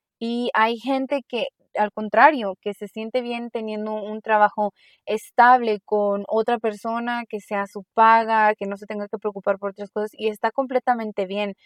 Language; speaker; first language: Spanish; early bilingual, heritage; Spanish